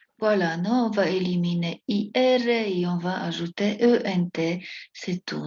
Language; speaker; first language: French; non-native, fluent; Spanish